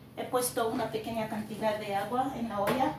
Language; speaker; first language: Spanish; non-native, learner; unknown